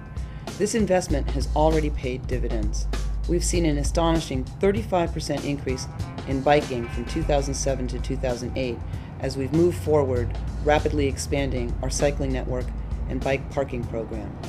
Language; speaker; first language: English; native; English